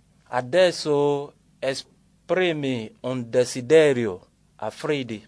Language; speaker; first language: Italian; non-native, learner; Yoruba